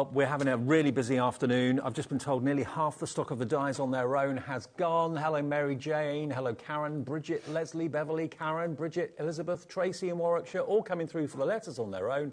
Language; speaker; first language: English; native; English